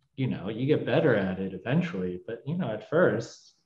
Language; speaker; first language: English; native; English